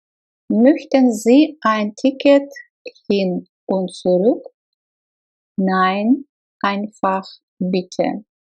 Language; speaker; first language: German; non-native, fluent; Russian